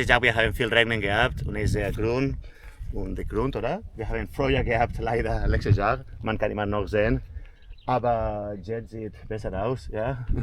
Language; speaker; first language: German; non-native, learner; Spanish